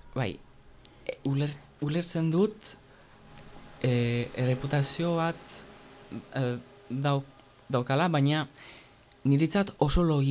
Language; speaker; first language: Basque; non-native, learner; French